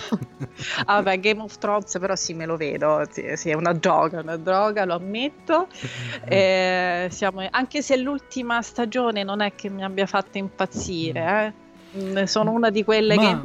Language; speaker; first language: Italian; native; Italian